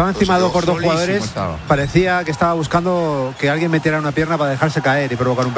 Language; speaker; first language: Spanish; native; Spanish